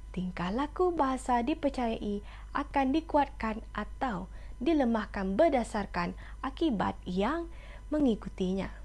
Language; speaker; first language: Malay; non-native, local second language; Iban